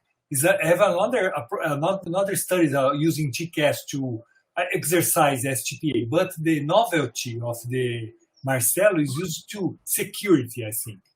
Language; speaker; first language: English; non-native, fluent; Portuguese